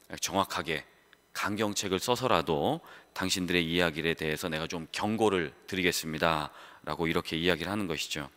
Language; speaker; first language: Korean; native; Korean